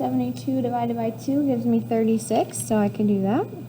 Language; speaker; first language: English; native; English